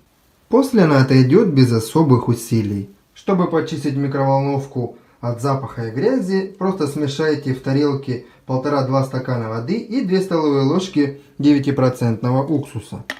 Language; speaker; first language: Russian; native; Russian